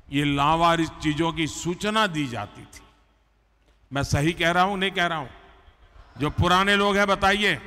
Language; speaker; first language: Hindi; non-native, local second language; Gujarati